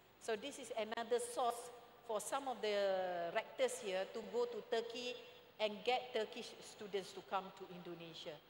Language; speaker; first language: English; non-native, local second language; Malay